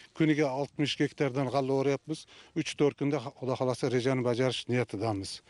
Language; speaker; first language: Uzbek; native; Uzbek